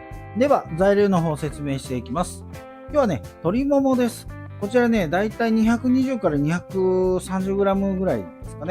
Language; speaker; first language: Japanese; native; Japanese